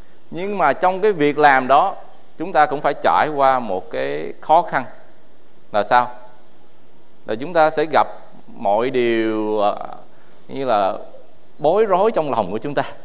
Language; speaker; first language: Vietnamese; early bilingual, heritage; Vietnamese